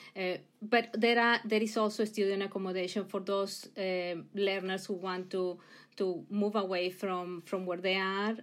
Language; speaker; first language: English; non-native, fluent; Spanish